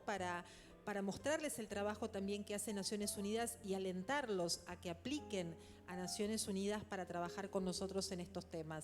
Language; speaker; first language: Spanish; native; Spanish